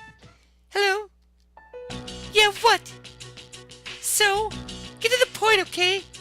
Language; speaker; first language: English; native; English